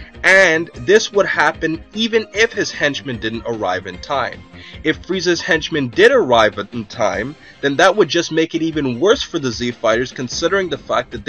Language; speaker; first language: English; native; English